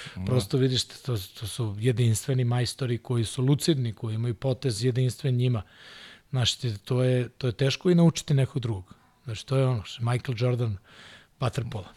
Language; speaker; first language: Serbian; non-native, local second language; Hungarian